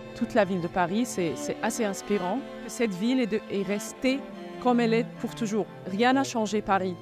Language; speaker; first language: French; non-native, fluent; Arabic